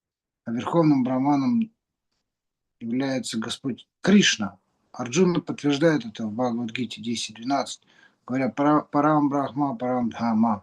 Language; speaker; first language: Russian; native; Russian